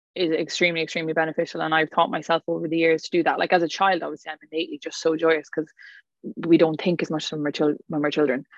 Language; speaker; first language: English; native; English